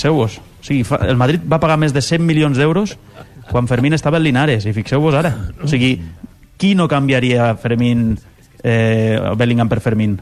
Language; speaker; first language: Catalan; native; Catalan